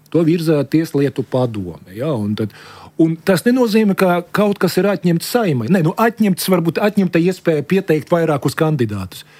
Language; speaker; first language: Latvian; non-native, local second language; Russian